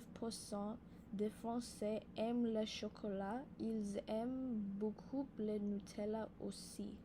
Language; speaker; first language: French; non-native, learner; English